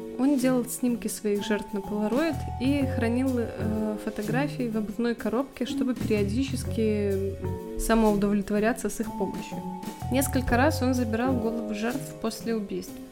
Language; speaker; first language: Russian; native; Russian